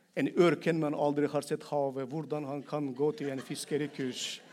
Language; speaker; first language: Norwegian; non-native, fluent; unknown